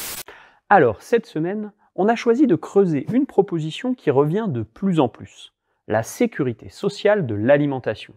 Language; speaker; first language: French; native; French